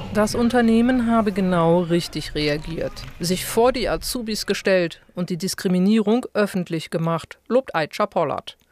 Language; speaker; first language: German; native; German